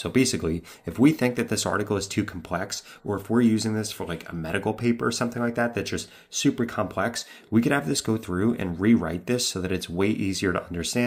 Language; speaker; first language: English; native; English